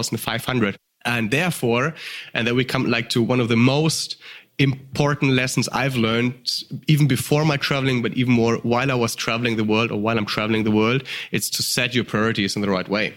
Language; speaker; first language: English; non-native, fluent; German